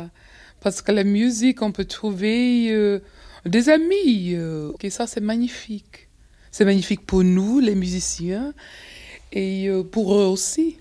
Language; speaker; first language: French; non-native, fluent; English